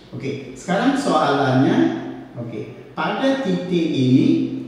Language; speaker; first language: Malay; non-native, local second language; Tamil